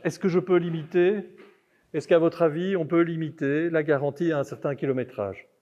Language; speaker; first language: French; native; French